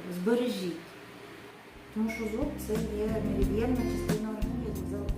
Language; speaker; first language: Ukrainian; native; Ukrainian